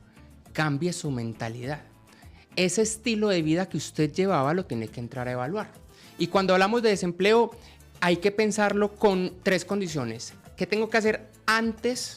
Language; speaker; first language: Spanish; native; Spanish